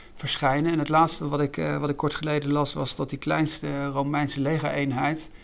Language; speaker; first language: Dutch; native; Dutch